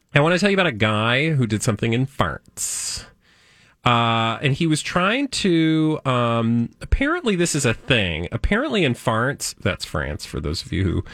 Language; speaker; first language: English; native; English